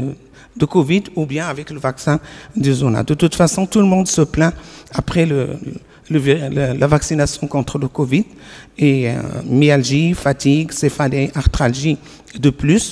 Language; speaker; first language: French; non-native, local second language; Arabic